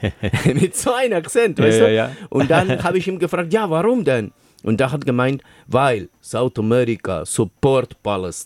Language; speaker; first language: German; non-native, fluent; Spanish